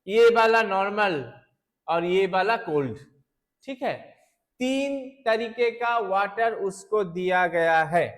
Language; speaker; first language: Hindi; non-native, local second language; Bangla